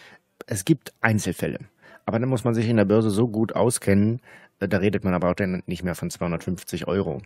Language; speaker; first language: German; native; German